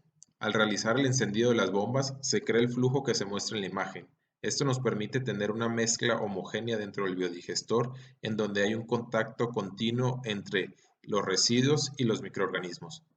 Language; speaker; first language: Spanish; native; Spanish